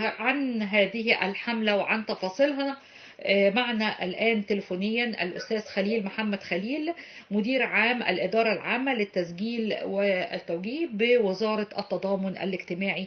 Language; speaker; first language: Arabic; native; Arabic